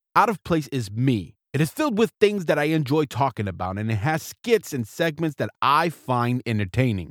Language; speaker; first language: English; native; English